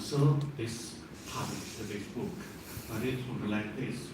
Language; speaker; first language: English; non-native, learner; Chinese